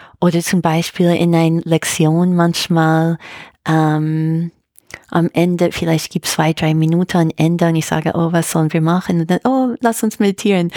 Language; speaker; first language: German; non-native, fluent; English